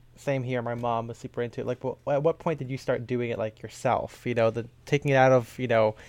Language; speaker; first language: English; early bilingual, other home language; Filipino